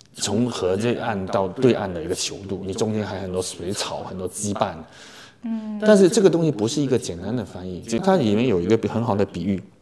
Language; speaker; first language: Chinese; native; Chinese